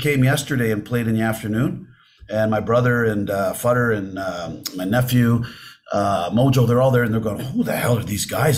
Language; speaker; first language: English; native; English